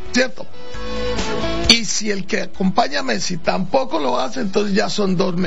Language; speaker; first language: Spanish; native; Spanish